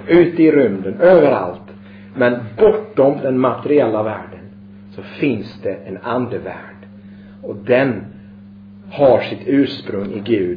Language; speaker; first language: Swedish; native; Swedish